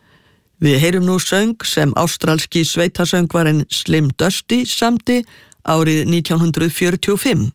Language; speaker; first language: Icelandic; native; Icelandic